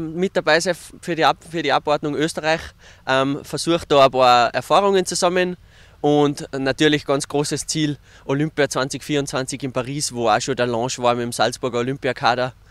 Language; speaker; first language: German; native; German